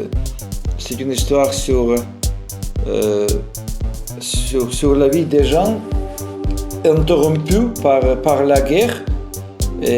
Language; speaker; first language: French; non-native, fluent; Russian